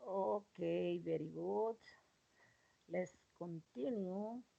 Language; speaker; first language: English; non-native, learner; Spanish